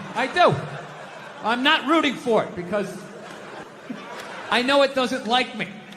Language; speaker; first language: English; native; English